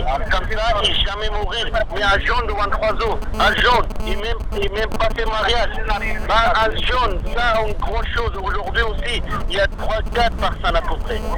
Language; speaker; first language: French; non-native, learner; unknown